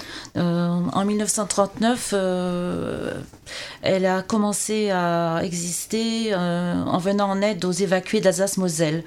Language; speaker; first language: French; native; French